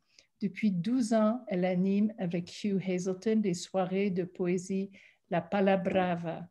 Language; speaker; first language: French; non-native, local second language; English